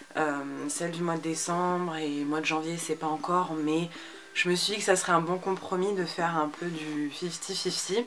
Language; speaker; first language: French; native; French